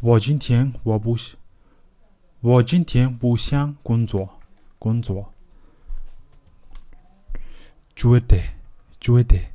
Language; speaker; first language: Chinese; non-native, learner; Mongolian